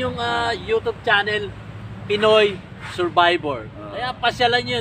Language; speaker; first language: Filipino; native; Filipino